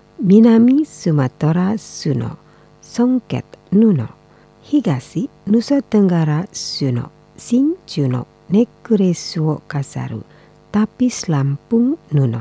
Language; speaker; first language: Japanese; non-native, fluent; Indonesian